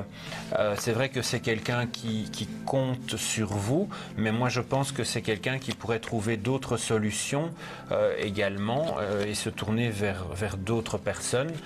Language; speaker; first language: French; native; French